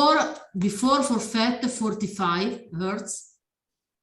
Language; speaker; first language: English; non-native, learner; Italian